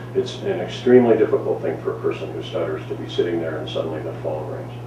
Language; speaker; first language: English; native; English